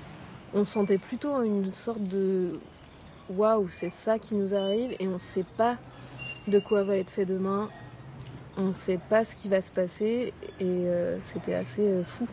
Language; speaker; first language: French; native; French